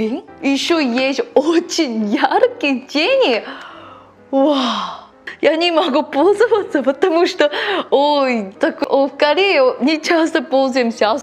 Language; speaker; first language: Russian; non-native, learner; Korean